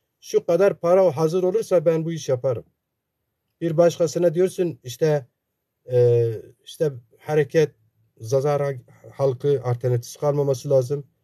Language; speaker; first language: Turkish; non-native, local second language; Zaza